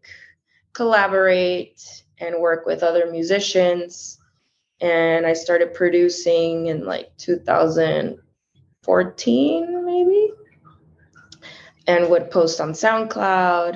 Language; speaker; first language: English; early bilingual, other home language; Spanish